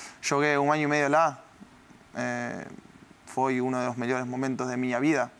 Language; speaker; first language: Portuguese; non-native, learner; Spanish